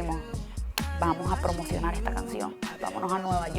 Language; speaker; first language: Spanish; native; Spanish